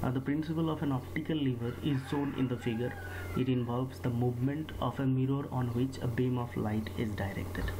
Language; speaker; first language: English; non-native, local second language; Bangla